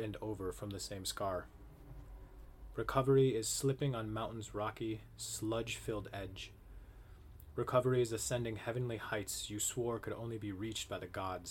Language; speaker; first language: English; native; English